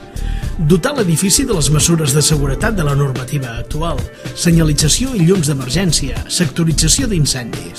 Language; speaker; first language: Catalan; native; Catalan